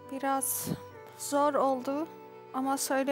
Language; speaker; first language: Turkish; non-native, learner; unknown